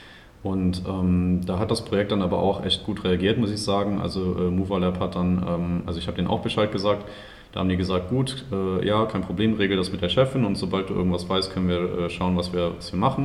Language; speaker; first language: German; native; German